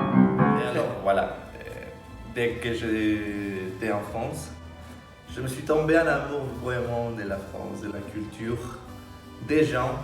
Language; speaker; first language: French; non-native, fluent; Spanish